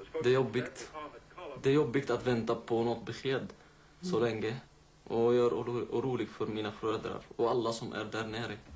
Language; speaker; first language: Swedish; non-native, learner; Arabic